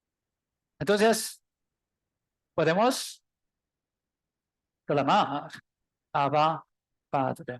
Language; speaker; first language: Spanish; non-native, learner; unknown